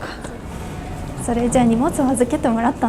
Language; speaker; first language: Japanese; non-native, fluent; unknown